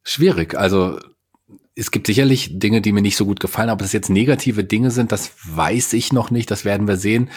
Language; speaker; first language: German; native; German